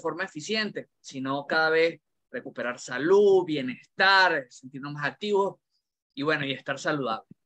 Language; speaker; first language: Spanish; native; Spanish